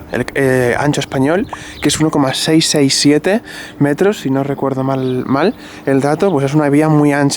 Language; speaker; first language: Spanish; native; Spanish